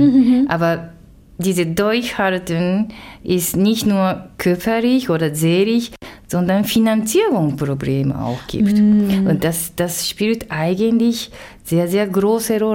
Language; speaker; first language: German; non-native, fluent; Japanese